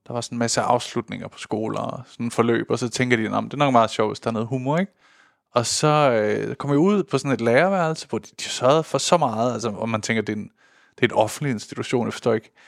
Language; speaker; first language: Danish; early bilingual, other home language; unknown